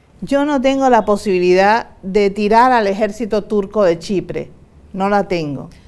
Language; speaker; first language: Spanish; native; Spanish